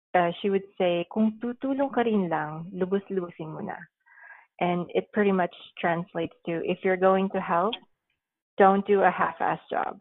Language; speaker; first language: English; early bilingual, other home language; Filipino